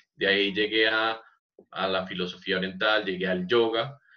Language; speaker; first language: Spanish; native; Spanish